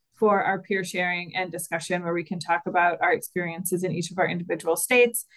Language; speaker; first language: English; native; English